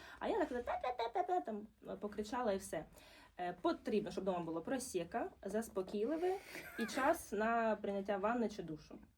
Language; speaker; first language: Ukrainian; non-native, local second language; Russian